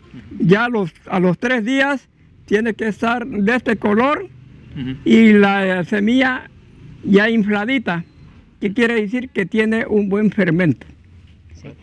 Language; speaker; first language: Spanish; native; Spanish